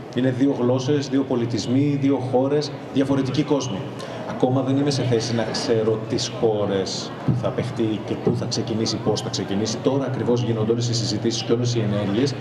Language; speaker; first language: Greek; native; Greek